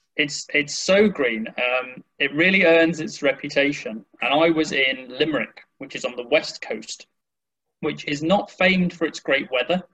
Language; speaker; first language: English; native; English